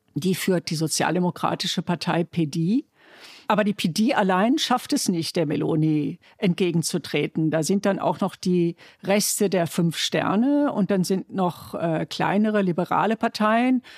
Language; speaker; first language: German; native; German